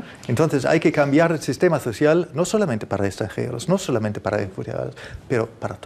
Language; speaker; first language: Spanish; non-native, fluent; German